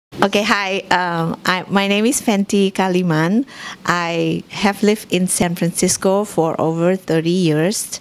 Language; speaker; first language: English; non-native, fluent; Indonesian